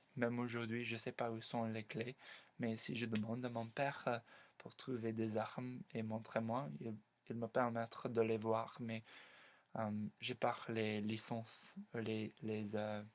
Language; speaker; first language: French; non-native, learner; English